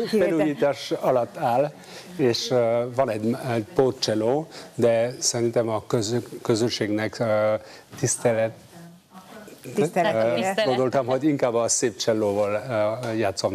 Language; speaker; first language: Hungarian; non-native, learner; French